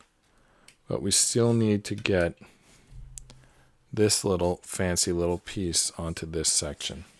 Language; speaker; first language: English; native; English